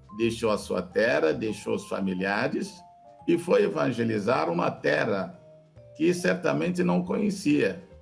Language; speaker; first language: Portuguese; non-native, fluent; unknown